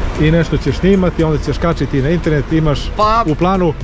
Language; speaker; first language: Croatian; native; Croatian